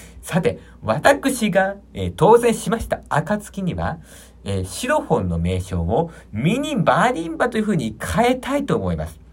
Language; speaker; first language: Japanese; native; Japanese